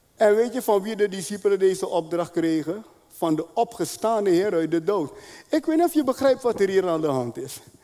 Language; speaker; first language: Dutch; non-native, fluent; Spanish